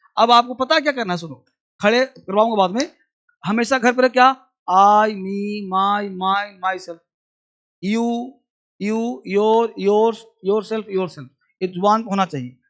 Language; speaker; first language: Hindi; non-native, local second language; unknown